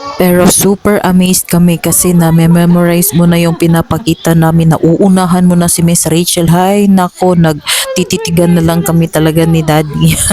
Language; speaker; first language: Filipino; non-native, local second language; Cebuano